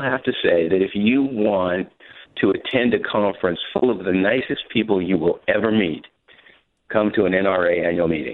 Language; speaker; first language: English; native; English